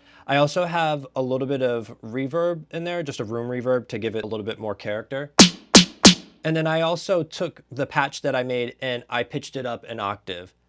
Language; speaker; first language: English; native; English